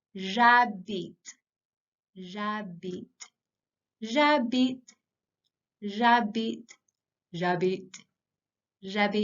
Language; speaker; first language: French; non-native, fluent; English